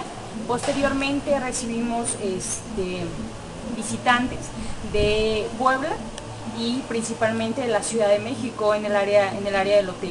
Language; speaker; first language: Spanish; native; Spanish